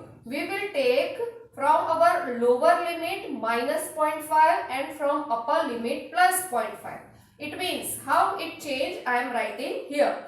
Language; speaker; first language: English; non-native, local second language; Hindi